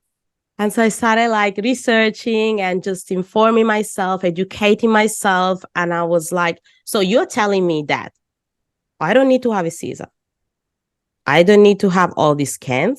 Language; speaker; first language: English; non-native, fluent; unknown